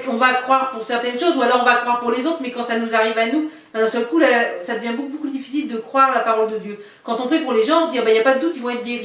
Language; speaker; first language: French; native; French